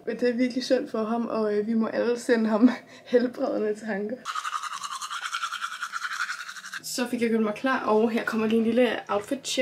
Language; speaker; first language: Danish; native; Danish